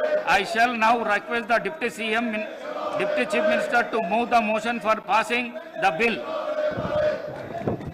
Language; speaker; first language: English; non-native, local second language; Telugu